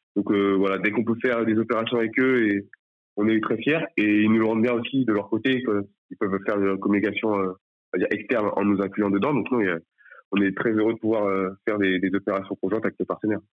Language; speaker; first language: French; native; French